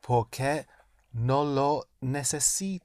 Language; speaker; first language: Spanish; non-native, learner; English